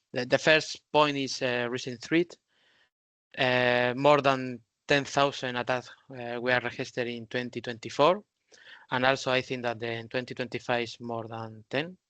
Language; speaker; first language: English; non-native, learner; Spanish